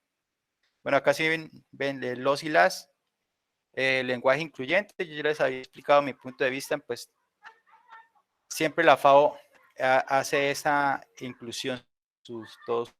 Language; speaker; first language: Spanish; native; Spanish